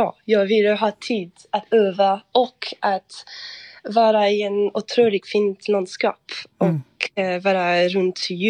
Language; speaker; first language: Swedish; non-native, fluent; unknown